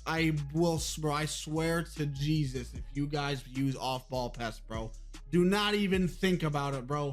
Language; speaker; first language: English; native; English